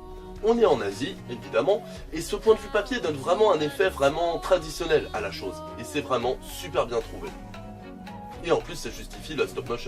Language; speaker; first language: French; native; French